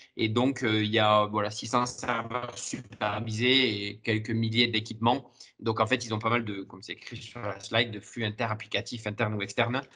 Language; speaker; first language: French; native; French